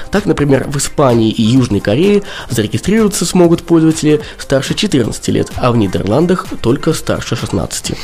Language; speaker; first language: Russian; native; Russian